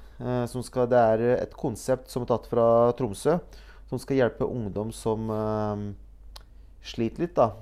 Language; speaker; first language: Norwegian; early bilingual, other home language; Bosnian